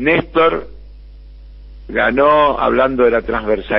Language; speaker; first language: Spanish; native; Spanish